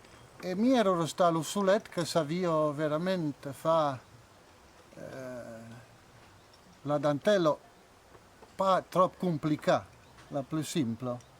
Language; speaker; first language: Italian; non-native, local second language; Occitan